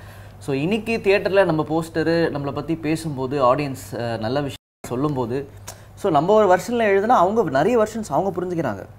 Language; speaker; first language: Tamil; native; Tamil